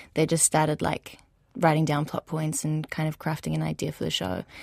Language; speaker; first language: English; early bilingual, other home language; Arabic